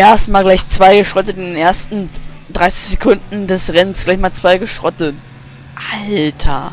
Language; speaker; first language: German; native; German